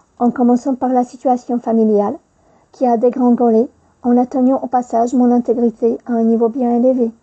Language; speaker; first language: French; non-native, fluent; Polish